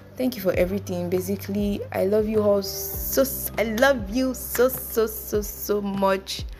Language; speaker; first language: English; non-native, local second language; Yoruba